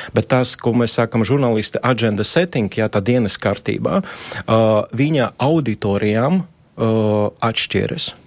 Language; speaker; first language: Latvian; non-native, local second language; Russian